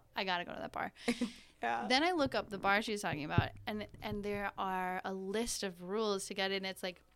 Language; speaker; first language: English; native; English